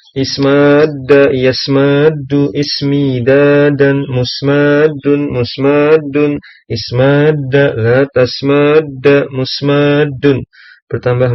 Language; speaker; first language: Arabic; non-native, fluent; Indonesian